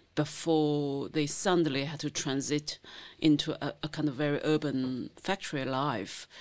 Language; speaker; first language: English; non-native, fluent; Chinese